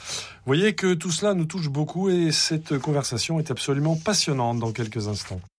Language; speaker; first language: French; native; French